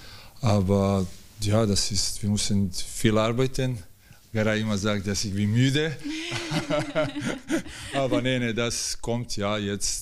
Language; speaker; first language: German; non-native, learner; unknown